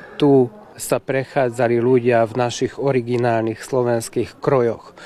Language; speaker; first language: Slovak; early bilingual, heritage; Slovak